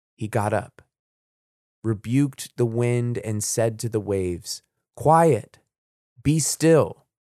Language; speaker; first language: English; native; English